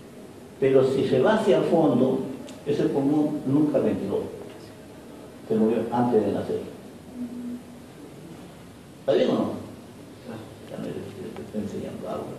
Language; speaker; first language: Spanish; native; Spanish